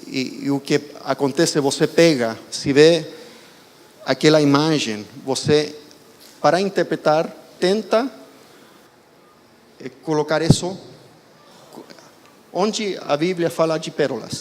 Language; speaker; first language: Portuguese; non-native, fluent; Spanish